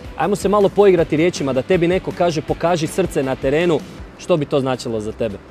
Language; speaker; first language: Croatian; native; Croatian